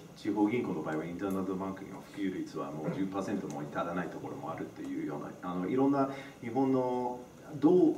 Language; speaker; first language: Japanese; non-native, fluent; English